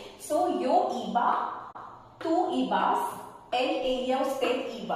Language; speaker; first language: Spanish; non-native, fluent; Hindi